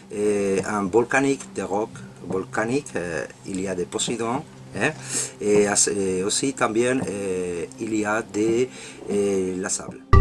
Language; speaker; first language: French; non-native, learner; Spanish